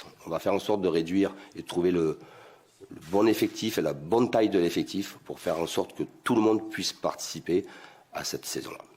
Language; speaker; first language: French; native; French